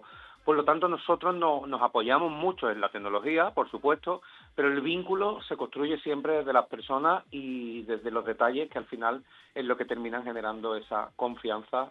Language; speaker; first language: Spanish; native; Spanish